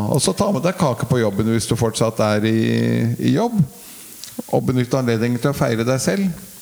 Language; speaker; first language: Norwegian; native; Norwegian